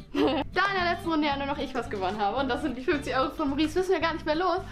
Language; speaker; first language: German; native; German